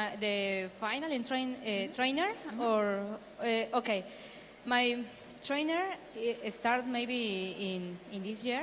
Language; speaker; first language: English; non-native, learner; Spanish